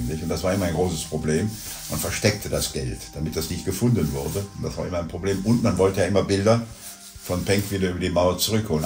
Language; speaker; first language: German; native; German